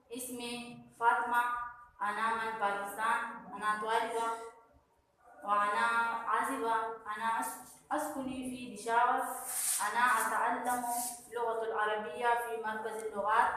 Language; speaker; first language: Arabic; non-native, learner; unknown